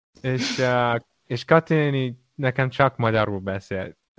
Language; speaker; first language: Hungarian; non-native, learner; Chinese